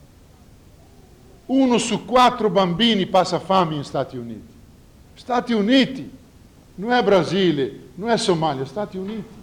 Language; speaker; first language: Italian; non-native, fluent; Portuguese